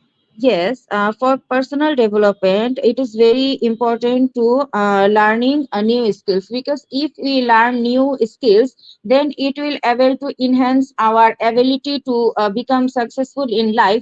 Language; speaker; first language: English; non-native, learner; Bangla